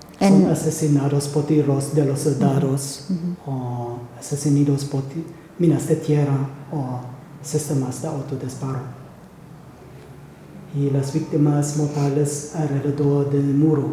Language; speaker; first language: Spanish; non-native, fluent; German